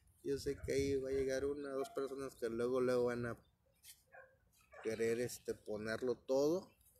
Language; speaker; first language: Spanish; native; Spanish